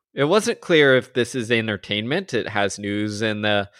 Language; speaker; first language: English; native; English